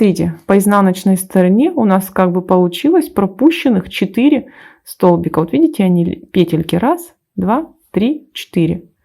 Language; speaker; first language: Russian; native; Russian